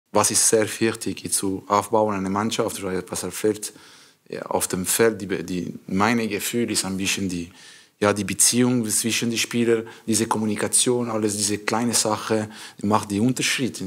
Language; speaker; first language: German; non-native, learner; French